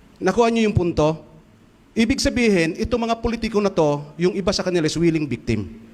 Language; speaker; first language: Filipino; non-native, local second language; Cebuano